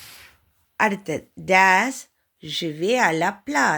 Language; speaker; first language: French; non-native, learner; Tamil